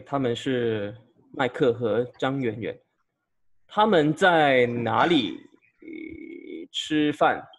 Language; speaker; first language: Chinese; non-native, fluent; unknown